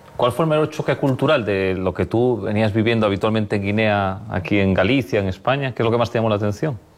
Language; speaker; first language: Spanish; native; Spanish